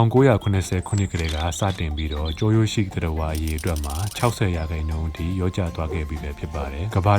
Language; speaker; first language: Burmese; native; Burmese